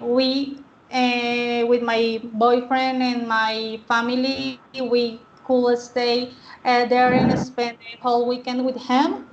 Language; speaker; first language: English; non-native, learner; Spanish